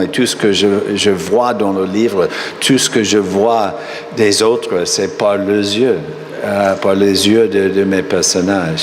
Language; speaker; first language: French; non-native, fluent; English